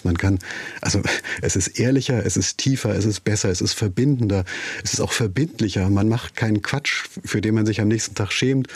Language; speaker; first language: German; native; German